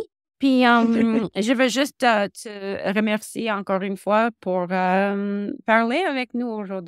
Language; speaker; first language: French; non-native, local second language; English